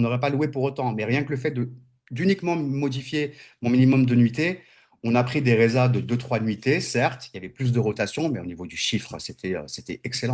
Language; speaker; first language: French; native; French